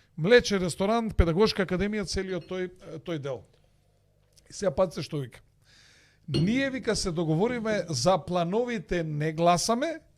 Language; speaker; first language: Macedonian; native; Macedonian